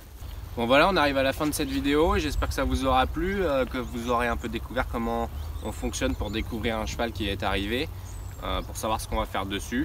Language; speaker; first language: French; native; French